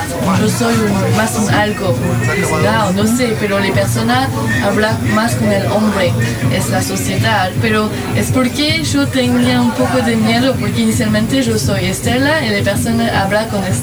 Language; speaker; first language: Spanish; non-native, learner; French